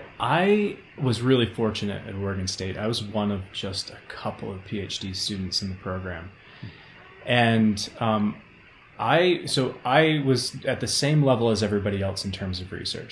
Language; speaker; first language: English; native; English